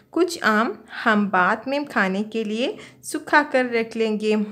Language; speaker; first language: Hindi; non-native, local second language; Malayalam